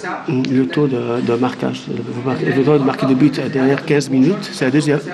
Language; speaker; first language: French; non-native, fluent; Arabic